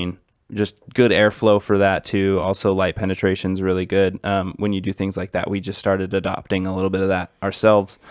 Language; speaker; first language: English; native; English